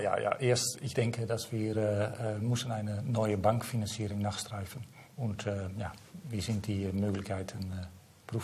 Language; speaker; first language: German; non-native, learner; Dutch